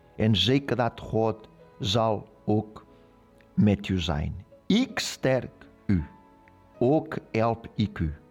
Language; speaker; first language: Dutch; non-native, learner; Portuguese